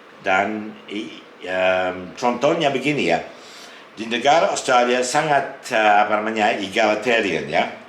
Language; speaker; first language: Indonesian; non-native, fluent; English